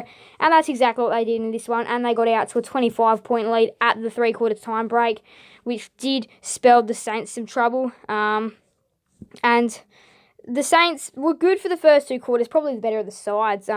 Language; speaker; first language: English; native; English